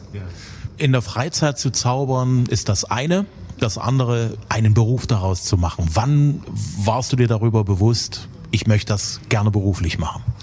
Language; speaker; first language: German; native; German